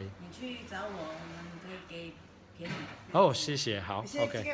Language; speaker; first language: Chinese; non-native, learner; English